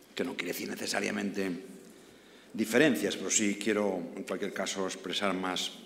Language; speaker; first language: Spanish; non-native, local second language; Catalan